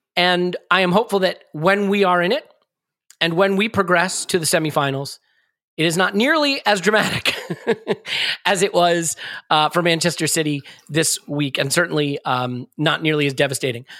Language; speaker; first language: English; native; English